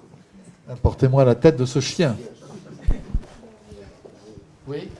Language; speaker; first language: French; native; French